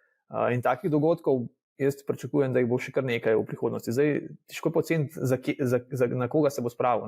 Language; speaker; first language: Slovenian; native; Slovenian